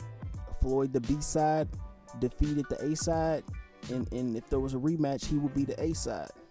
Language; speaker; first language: English; native; English